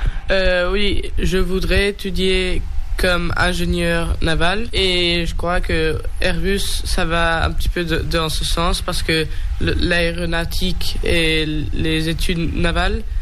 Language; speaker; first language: French; early bilingual, heritage; Spanish